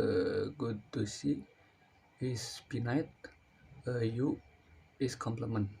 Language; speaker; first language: English; non-native, learner; Indonesian